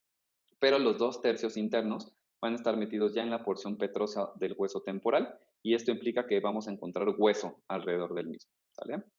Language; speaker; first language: Spanish; native; Spanish